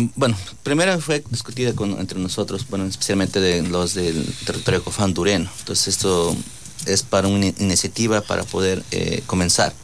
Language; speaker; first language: Spanish; non-native, local second language; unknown